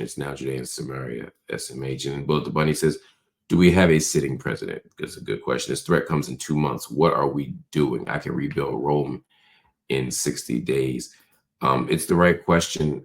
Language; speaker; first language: English; native; English